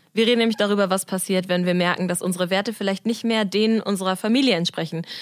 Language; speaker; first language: German; native; German